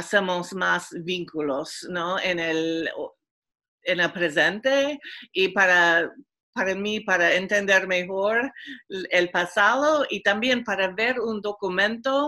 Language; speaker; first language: Spanish; non-native, fluent; English